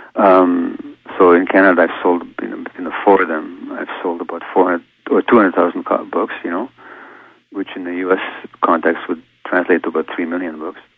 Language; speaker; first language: English; early bilingual, other home language; Hungarian